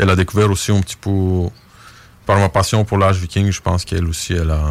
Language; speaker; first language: French; non-native, fluent; Bulgarian